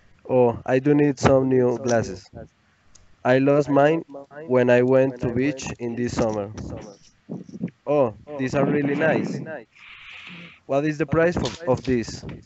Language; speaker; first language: English; non-native, learner; Spanish